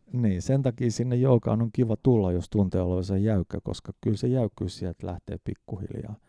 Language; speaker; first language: Finnish; native; Finnish